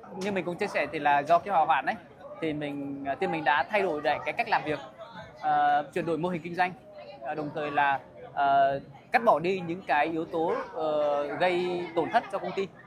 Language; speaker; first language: Vietnamese; native; Vietnamese